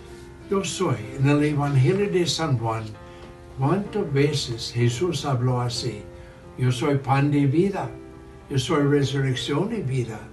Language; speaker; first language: Spanish; non-native, learner; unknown